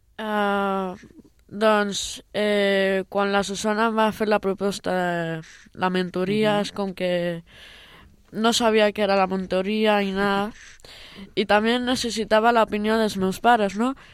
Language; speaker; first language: Catalan; non-native, local second language; Spanish